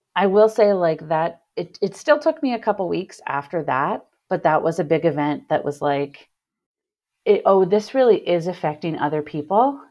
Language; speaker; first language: English; native; English